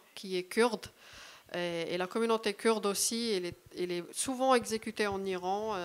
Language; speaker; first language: French; non-native, local second language; Arabic